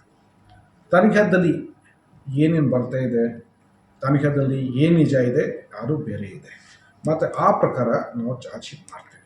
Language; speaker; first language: Kannada; non-native, fluent; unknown